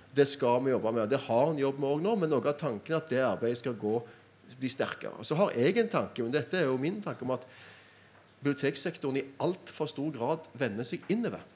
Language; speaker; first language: Norwegian; native; Norwegian